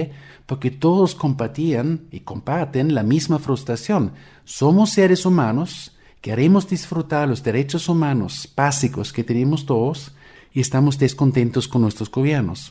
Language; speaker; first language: Spanish; non-native, fluent; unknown